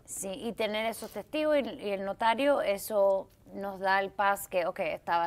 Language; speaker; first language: Spanish; early bilingual, heritage; Spanish